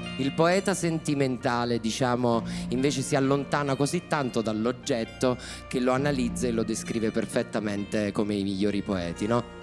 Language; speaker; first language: Italian; native; Italian